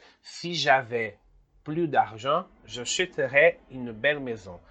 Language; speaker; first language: French; non-native, fluent; Portuguese